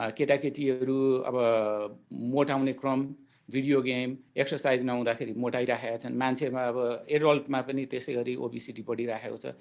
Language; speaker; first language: Nepali; native; Nepali